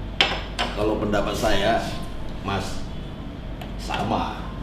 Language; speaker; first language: Indonesian; native; Indonesian